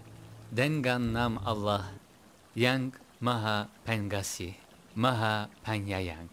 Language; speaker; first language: Indonesian; non-native, learner; Turkish